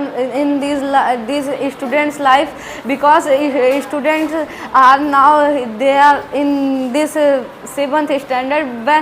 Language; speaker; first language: English; non-native, learner; Hindi